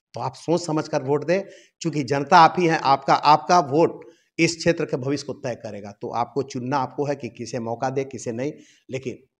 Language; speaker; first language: Hindi; native; Hindi